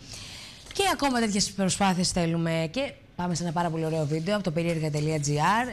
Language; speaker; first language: Greek; native; Greek